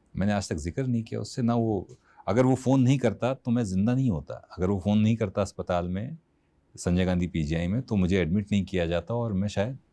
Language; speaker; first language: Hindi; native; Hindi